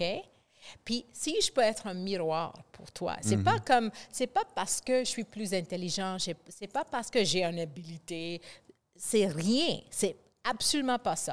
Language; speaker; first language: French; non-native, fluent; English